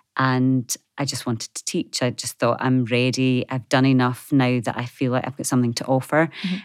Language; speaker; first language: English; native; English